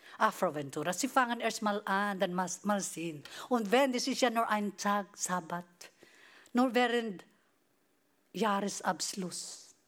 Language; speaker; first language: German; non-native, fluent; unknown